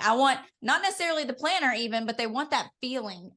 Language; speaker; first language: English; native; English